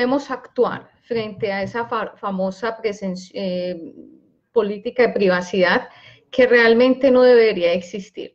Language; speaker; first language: Spanish; native; Spanish